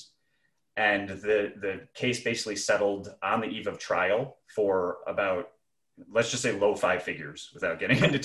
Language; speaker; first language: English; native; English